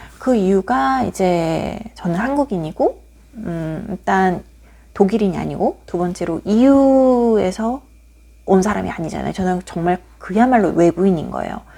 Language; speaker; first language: Korean; native; Korean